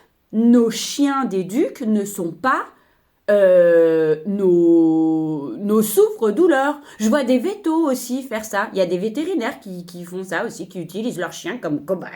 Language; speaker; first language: French; native; French